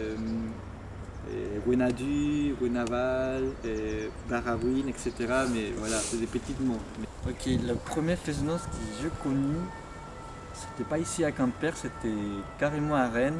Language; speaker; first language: French; non-native, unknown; Spanish